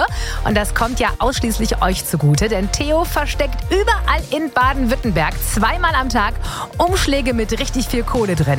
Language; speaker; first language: German; native; German